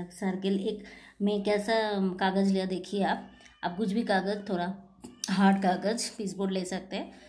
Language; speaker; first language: Hindi; non-native, local second language; Bangla